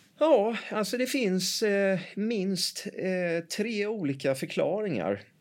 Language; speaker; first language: Swedish; early bilingual, other home language; Persian